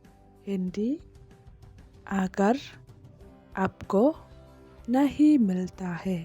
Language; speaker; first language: Hindi; non-native, learner; Khasi